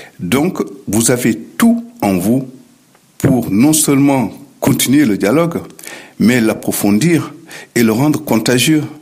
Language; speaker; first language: French; non-native, local second language; Fula